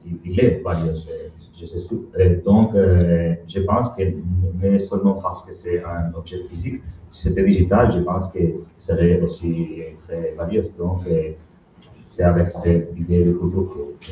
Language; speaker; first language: French; non-native, learner; Spanish